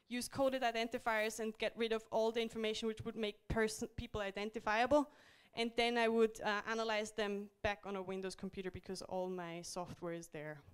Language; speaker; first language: English; non-native, fluent; German